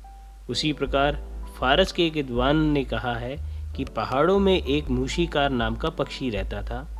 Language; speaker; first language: Hindi; native; Hindi